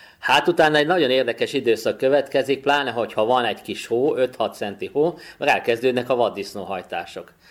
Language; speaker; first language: Hungarian; native; Hungarian